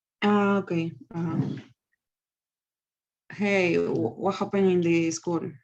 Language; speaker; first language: English; non-native, learner; Spanish